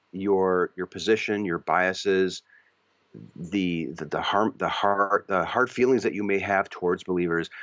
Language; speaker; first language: English; native; English